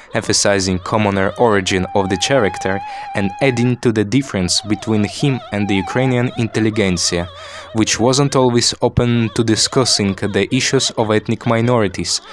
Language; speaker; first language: English; non-native, fluent; Ukrainian